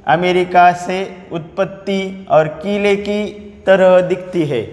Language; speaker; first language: Hindi; non-native, local second language; Marathi